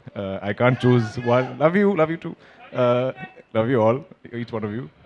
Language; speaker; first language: Telugu; non-native, learner; Malayalam